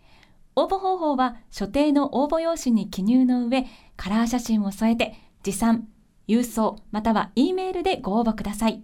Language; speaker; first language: Japanese; native; Japanese